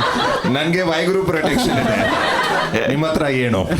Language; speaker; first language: Kannada; non-native, local second language; Punjabi